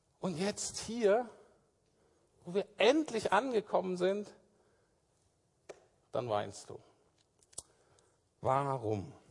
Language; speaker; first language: German; native; German